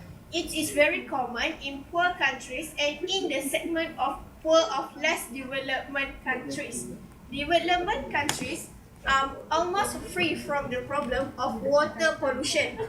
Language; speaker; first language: English; non-native, learner; Malay